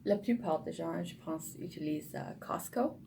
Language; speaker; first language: French; non-native, learner; English